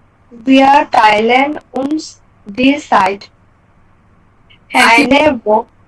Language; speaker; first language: German; non-native, learner; Bangla